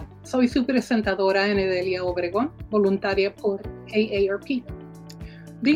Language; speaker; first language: Spanish; early bilingual, heritage; Spanish